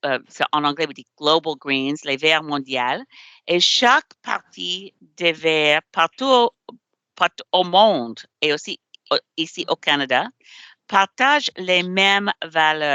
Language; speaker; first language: French; non-native, learner; English